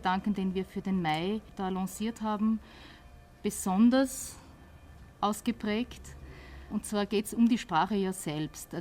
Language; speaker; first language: German; native; German